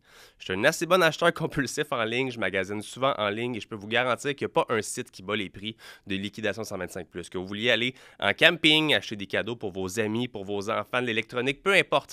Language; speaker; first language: French; native; French